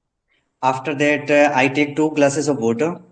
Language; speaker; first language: English; non-native, learner; Hindi